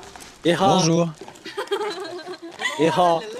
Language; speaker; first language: French; native; French